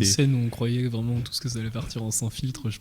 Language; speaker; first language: French; native; French